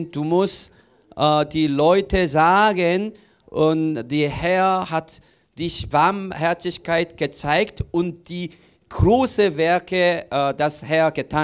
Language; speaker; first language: German; non-native, learner; Korean